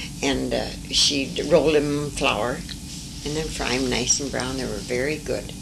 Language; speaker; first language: English; early bilingual, other home language; French